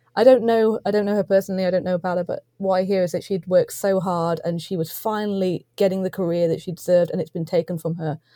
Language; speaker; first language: English; native; English